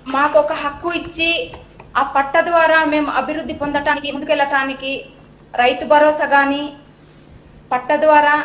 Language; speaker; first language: Telugu; non-native, local second language; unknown